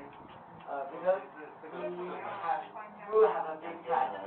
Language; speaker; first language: English; non-native, learner; Chinese